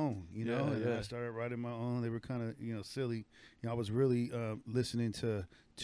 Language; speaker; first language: English; native; English